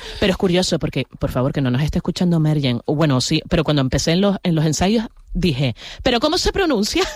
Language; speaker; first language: Spanish; native; Spanish